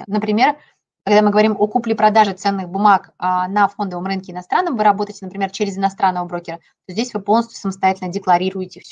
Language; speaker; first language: Russian; native; Russian